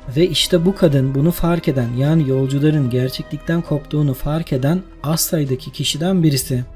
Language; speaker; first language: Turkish; native; Turkish